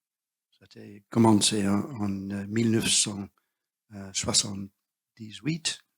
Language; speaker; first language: French; non-native, learner; English